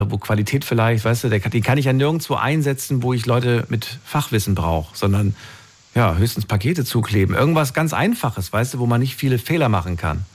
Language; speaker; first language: German; native; German